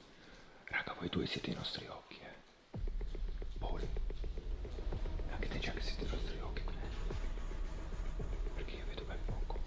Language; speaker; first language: Italian; native; Italian